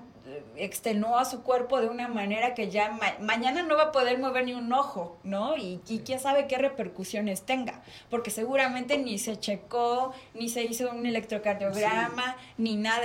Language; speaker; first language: Spanish; native; Spanish